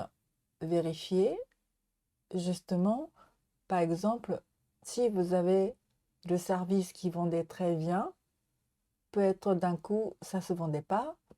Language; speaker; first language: French; non-native, learner; Japanese